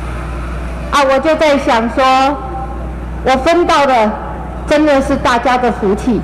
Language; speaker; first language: Chinese; native; Chinese